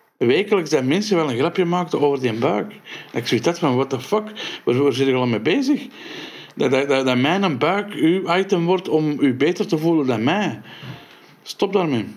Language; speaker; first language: Dutch; native; Dutch